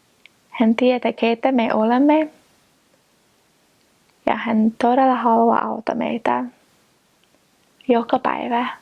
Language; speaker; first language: Finnish; non-native, fluent; English